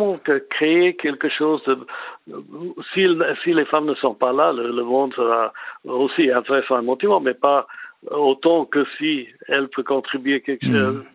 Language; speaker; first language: French; non-native, fluent; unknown